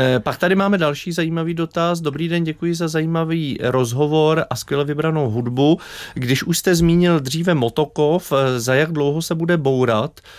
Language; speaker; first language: Czech; native; Czech